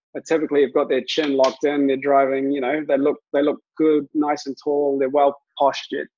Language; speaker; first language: English; native; English